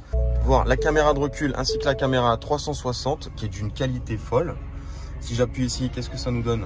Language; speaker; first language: French; native; French